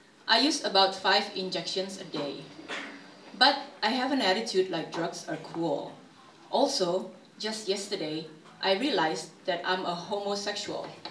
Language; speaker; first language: English; early bilingual, other home language; Indonesian